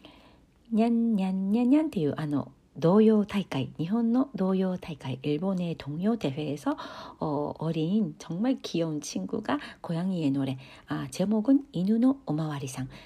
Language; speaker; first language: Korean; non-native, fluent; Japanese